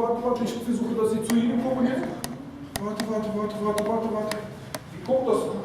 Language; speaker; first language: German; non-native, fluent; Russian